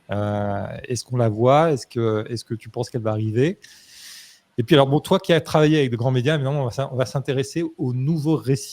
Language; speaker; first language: French; native; French